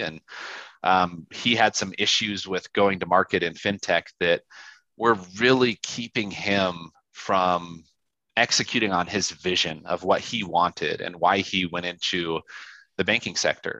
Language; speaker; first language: English; native; English